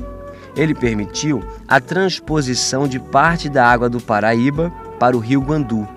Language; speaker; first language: Portuguese; native; Portuguese